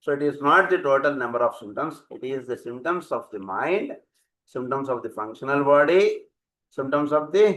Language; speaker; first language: English; non-native, local second language; Telugu